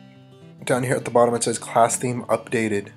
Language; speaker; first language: English; native; English